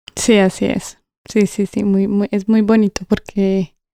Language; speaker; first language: Spanish; native; Spanish